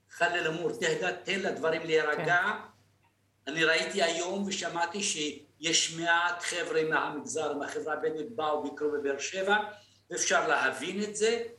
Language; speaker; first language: Hebrew; non-native, local second language; Arabic